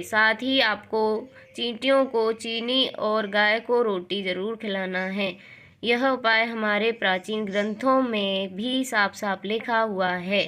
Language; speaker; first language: Hindi; native; Hindi